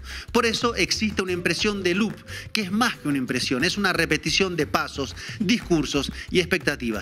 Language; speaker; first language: Spanish; native; Spanish